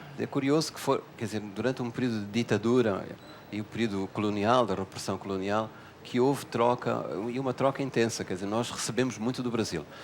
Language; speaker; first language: Portuguese; native; Portuguese